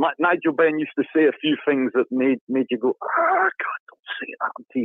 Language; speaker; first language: English; native; English